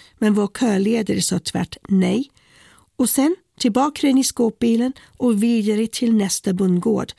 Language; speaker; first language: Swedish; non-native, fluent; English